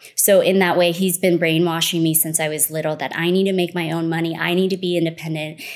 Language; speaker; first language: English; early bilingual, other home language; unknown